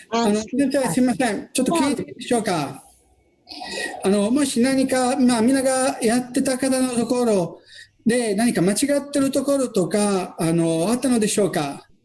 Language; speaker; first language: Japanese; non-native, fluent; Italian